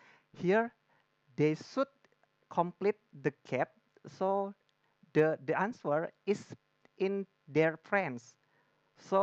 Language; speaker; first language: English; non-native, learner; Indonesian